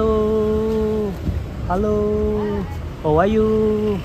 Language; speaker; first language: English; non-native, local second language; Indonesian